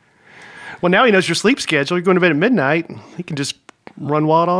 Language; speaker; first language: English; native; English